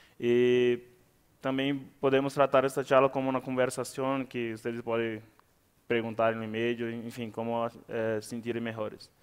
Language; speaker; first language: Portuguese; native; Portuguese